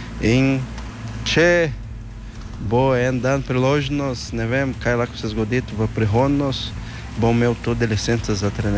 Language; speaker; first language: Slovenian; non-native, learner; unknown